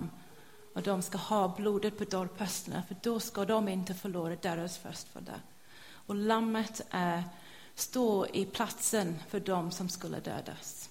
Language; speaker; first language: Swedish; non-native, fluent; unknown